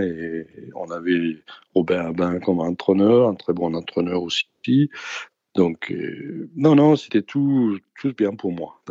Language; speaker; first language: French; non-native, fluent; Danish